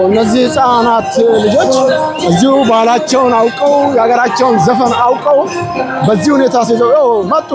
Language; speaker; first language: Amharic; native; Amharic